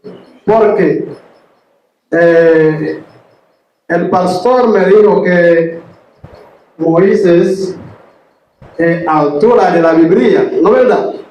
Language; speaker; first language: Spanish; non-native, learner; Haitian Creole